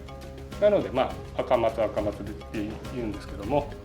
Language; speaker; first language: Japanese; native; Japanese